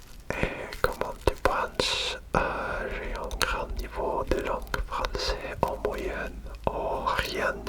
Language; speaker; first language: French; non-native, learner; Russian